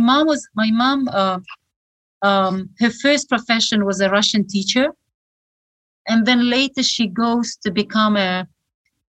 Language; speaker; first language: English; non-native, fluent; Shughni